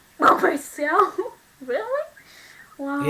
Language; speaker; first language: English; non-native, learner; Vietnamese